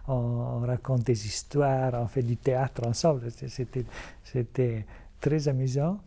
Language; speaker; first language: French; non-native, fluent; Italian